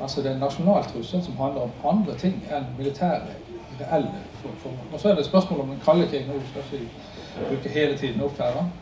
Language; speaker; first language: Norwegian; native; Norwegian